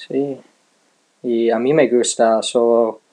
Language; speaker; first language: Spanish; non-native, learner; English